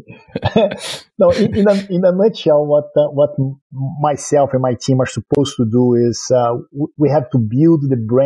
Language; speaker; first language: English; non-native, fluent; Portuguese